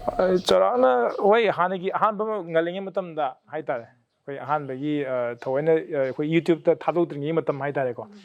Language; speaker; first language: Manipuri; native; Manipuri